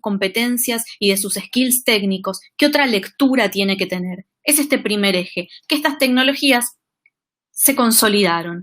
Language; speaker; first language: Spanish; native; Spanish